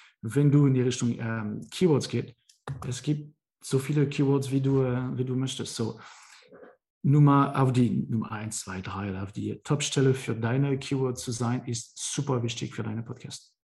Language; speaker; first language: German; non-native, learner; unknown